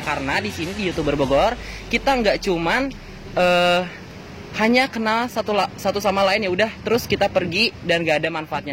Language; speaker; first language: Indonesian; native; Indonesian